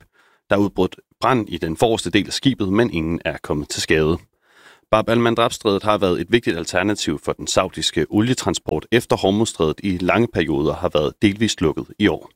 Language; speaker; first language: Danish; native; Danish